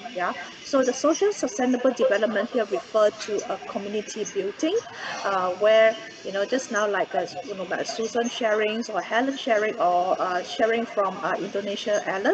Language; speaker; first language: English; non-native, local second language; Malay